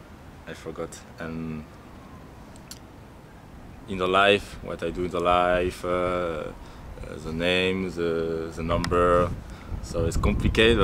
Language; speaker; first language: English; non-native, learner; French